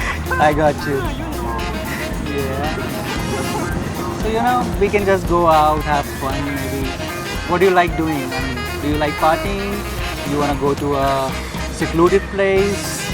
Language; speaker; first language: English; non-native, local second language; Hindi